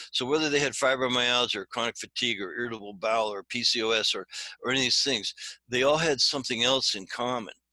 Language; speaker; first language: English; native; English